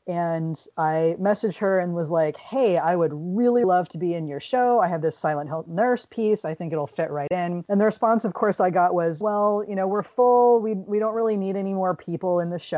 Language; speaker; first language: English; native; English